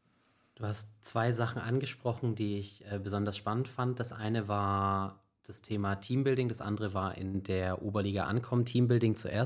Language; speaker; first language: German; native; German